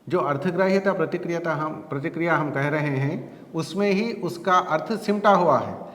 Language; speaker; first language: Hindi; non-native, local second language; Telugu